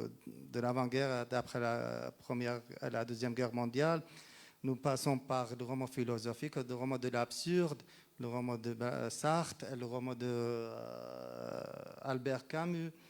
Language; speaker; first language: French; non-native, fluent; Arabic